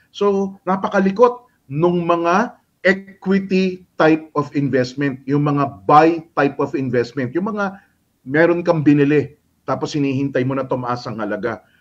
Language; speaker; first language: Filipino; native; Filipino